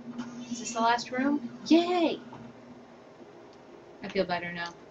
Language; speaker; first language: English; native; English